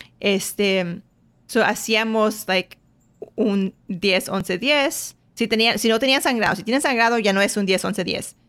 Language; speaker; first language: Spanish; early bilingual, heritage; Spanish